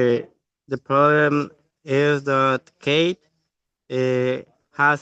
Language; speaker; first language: English; non-native, learner; Spanish